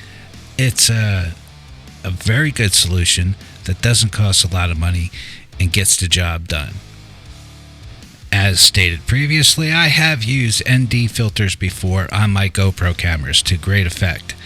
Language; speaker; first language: English; native; English